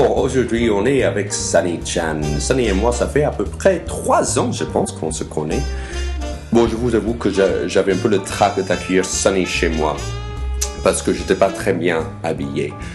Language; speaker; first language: French; non-native, fluent; English